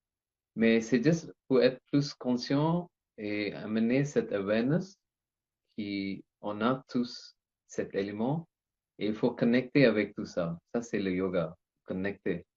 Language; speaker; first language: French; non-native, learner; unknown